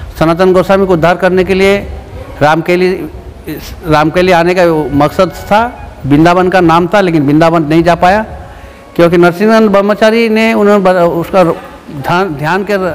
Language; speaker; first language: Hindi; non-native, local second language; Bangla